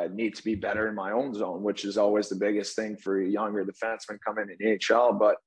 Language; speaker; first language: English; native; English